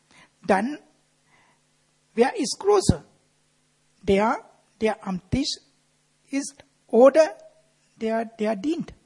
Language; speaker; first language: German; non-native, fluent; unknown